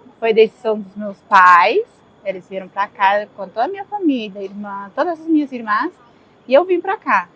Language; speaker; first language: Portuguese; early bilingual, other home language; Spanish